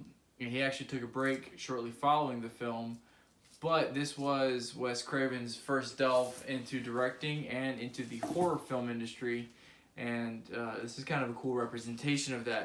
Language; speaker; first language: English; native; English